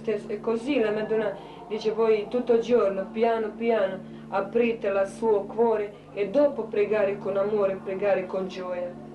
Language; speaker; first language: Italian; non-native, learner; Croatian